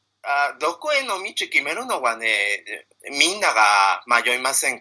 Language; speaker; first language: Japanese; non-native, learner; Spanish